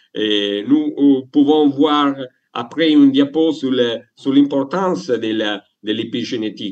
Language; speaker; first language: French; non-native, learner; Italian